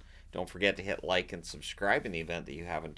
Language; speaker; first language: English; native; English